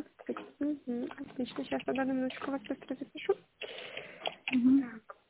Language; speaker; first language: Russian; native; Russian